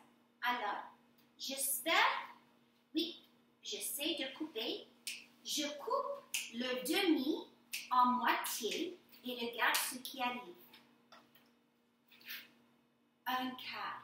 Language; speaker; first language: French; non-native, fluent; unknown